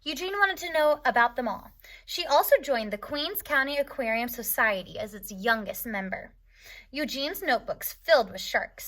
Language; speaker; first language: English; native; English